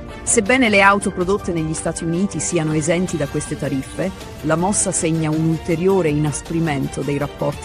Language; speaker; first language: Italian; native; Italian